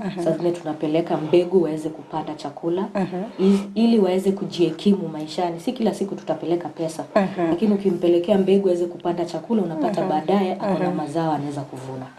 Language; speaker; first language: Swahili; non-native, local second language; Gusii